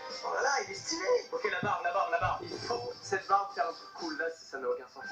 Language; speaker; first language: French; native; French